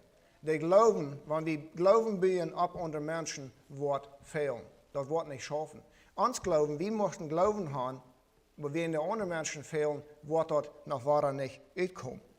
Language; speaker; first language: German; non-native, learner; Plautdietsch